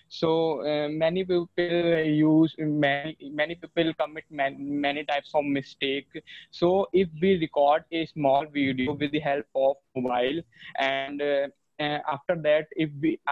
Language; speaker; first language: English; non-native, learner; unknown